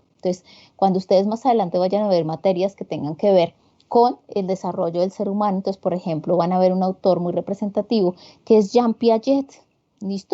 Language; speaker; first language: Spanish; native; Spanish